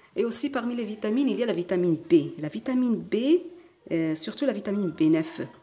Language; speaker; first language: French; non-native, local second language; Arabic